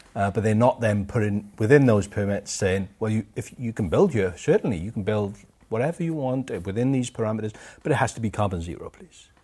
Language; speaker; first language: English; native; English